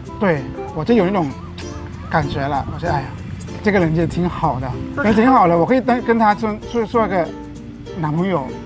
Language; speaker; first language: Chinese; non-native, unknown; Thai